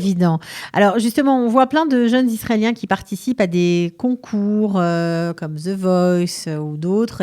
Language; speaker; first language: French; native; French